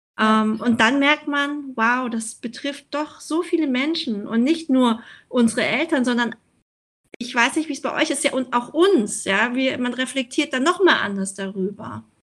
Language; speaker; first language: German; early bilingual, other home language; Vietnamese